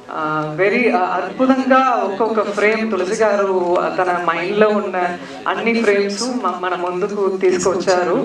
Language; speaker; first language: Telugu; non-native, learner; Tamil